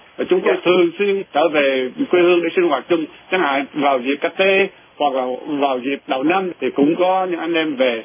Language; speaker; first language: Vietnamese; non-native, local second language; Eastern Cham